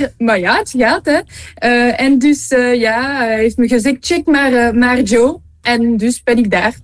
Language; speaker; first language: Dutch; non-native, local second language; French